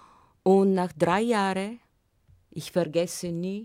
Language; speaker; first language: German; non-native, fluent; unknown